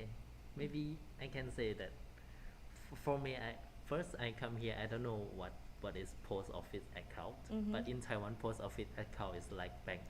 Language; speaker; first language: English; non-native, fluent; Thai